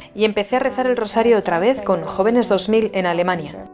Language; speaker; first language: Spanish; non-native, fluent; German